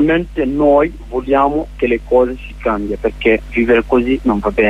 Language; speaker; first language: Italian; non-native, learner; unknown